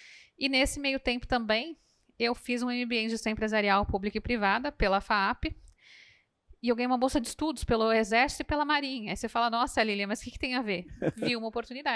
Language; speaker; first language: Portuguese; native; Portuguese